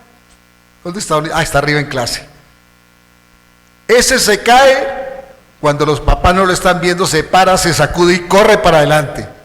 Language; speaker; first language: Spanish; native; Spanish